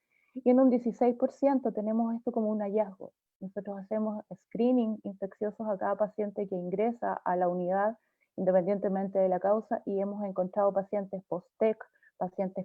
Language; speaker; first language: Spanish; native; Spanish